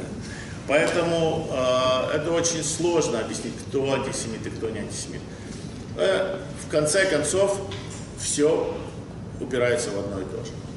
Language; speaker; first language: Russian; early bilingual, other home language; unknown